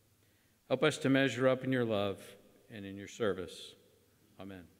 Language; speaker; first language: English; native; English